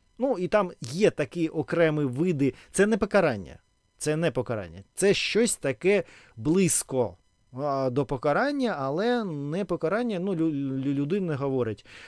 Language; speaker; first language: Ukrainian; non-native, local second language; Russian